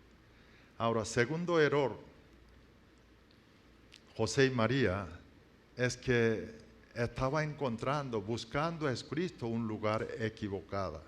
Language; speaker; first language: Spanish; non-native, learner; Korean